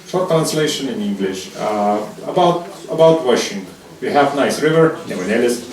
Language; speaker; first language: English; non-native, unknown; Lithuanian